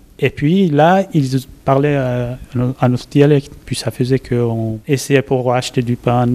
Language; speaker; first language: French; non-native, fluent; Turkish